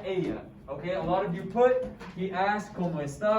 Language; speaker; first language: Spanish; non-native, fluent; English